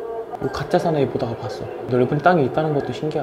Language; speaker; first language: Korean; native; Korean